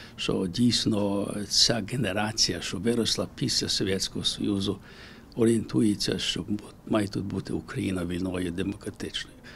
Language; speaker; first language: Ukrainian; early bilingual, heritage; Ukrainian